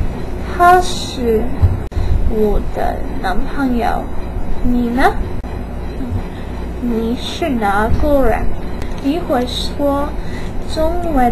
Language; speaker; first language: Chinese; non-native, learner; Japanese